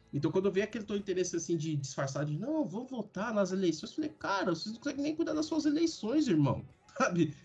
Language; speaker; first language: Portuguese; non-native, fluent; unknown